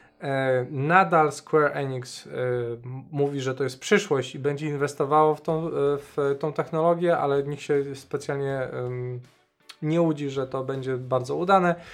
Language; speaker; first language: Polish; native; Polish